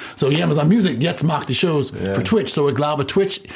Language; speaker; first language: German; non-native, fluent; English